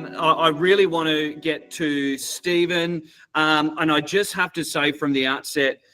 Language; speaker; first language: English; native; English